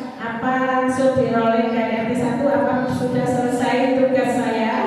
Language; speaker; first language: Indonesian; native; Indonesian